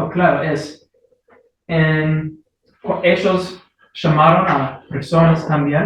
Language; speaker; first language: Spanish; non-native, fluent; English